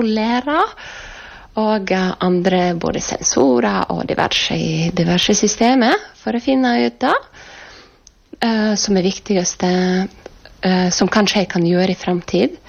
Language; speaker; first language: Norwegian; non-native, fluent; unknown